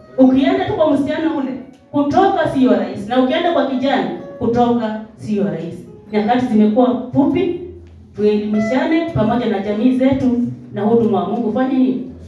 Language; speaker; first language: Swahili; native; Swahili